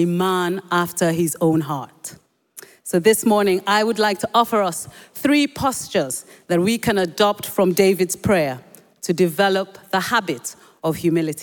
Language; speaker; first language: English; non-native, local second language; Yoruba